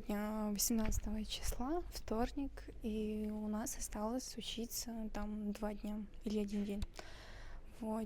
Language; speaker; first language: Russian; non-native, learner; Mongolian